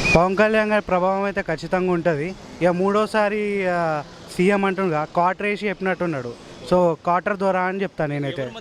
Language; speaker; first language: Telugu; non-native, local second language; Urdu